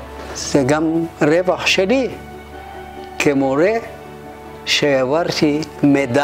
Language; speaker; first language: Hebrew; non-native, fluent; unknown